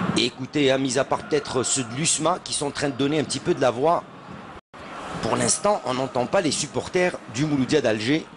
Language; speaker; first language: French; non-native, local second language; Arabic